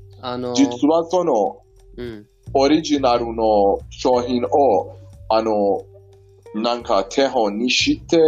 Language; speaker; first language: Japanese; non-native, learner; Persian